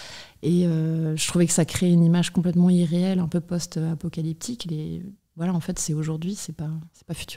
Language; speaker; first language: French; native; French